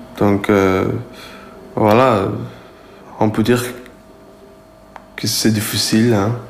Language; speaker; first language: French; non-native, learner; Persian